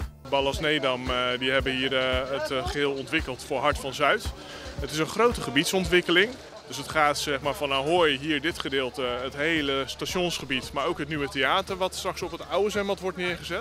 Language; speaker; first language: Dutch; native; Dutch